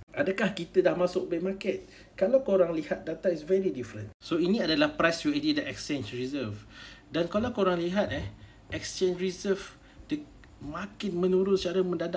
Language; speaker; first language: Malay; native; Malay